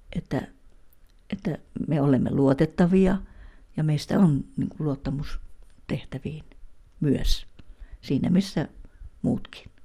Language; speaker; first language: Finnish; native; Finnish